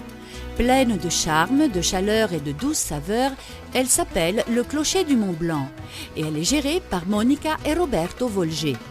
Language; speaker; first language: French; native; French